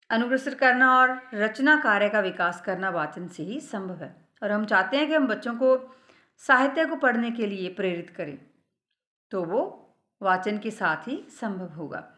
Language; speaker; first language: Hindi; non-native, local second language; Punjabi